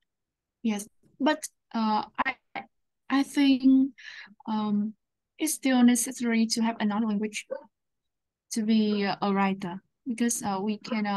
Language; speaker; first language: English; non-native, learner; Vietnamese